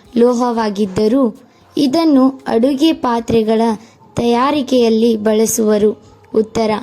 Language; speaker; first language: Kannada; native; Kannada